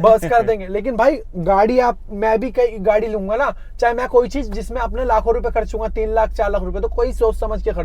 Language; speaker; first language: Hindi; native; Hindi